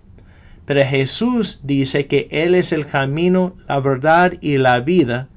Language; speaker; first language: Spanish; non-native, fluent; English